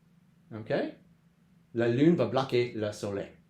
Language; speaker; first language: French; non-native, learner; English